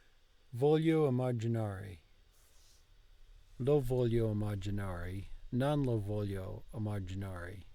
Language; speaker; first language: Italian; non-native, learner; English